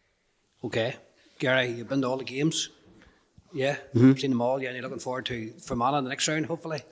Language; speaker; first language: English; native; English